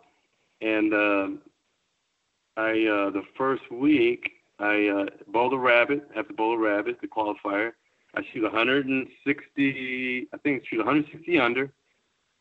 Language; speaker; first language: English; native; English